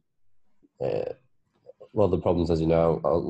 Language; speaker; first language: English; native; English